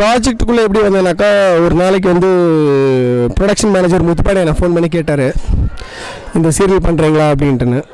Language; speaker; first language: Tamil; native; Tamil